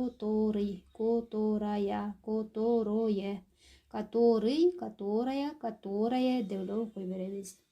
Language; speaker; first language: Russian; non-native, local second language; Kyrgyz